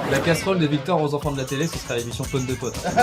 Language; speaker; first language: French; native; French